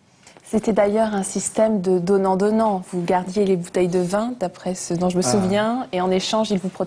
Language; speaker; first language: French; native; French